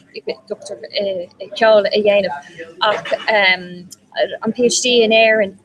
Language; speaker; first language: Irish; non-native, local second language; English